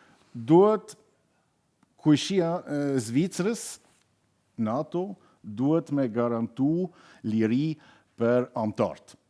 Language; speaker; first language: Albanian; non-native, learner; German